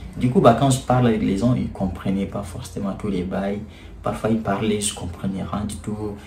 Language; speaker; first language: French; non-native, local second language; Wolof